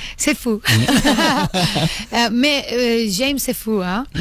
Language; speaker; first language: French; non-native, learner; Italian